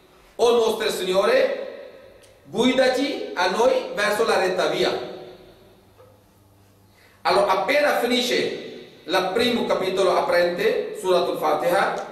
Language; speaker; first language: Italian; non-native, fluent; Urdu